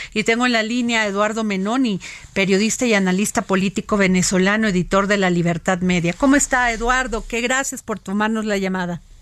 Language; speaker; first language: Spanish; native; Spanish